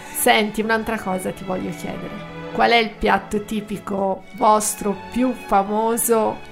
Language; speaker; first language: Italian; native; Italian